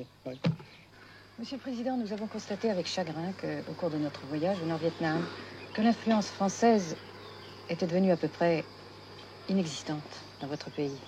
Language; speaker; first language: French; native; French